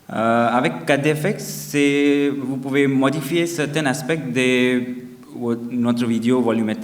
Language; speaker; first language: French; non-native, fluent; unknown